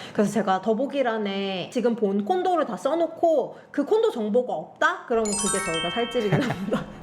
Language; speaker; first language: Korean; native; Korean